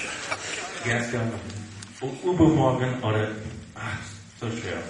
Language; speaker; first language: German; non-native, learner; English